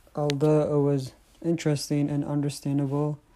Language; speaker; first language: English; non-native, fluent; Tigrinya